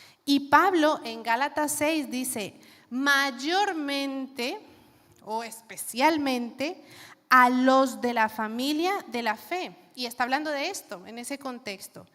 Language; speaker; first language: Spanish; native; Spanish